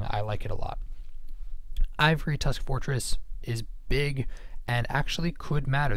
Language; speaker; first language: English; native; English